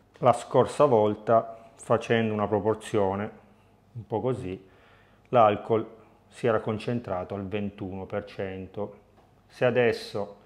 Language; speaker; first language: Italian; native; Italian